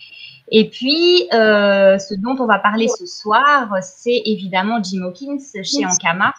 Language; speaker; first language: French; native; French